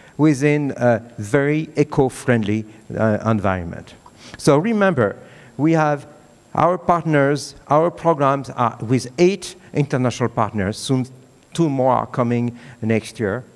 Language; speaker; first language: English; non-native, fluent; French